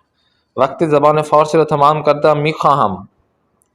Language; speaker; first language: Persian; non-native, fluent; Urdu